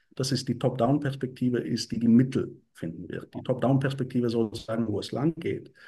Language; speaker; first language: German; non-native, fluent; Bulgarian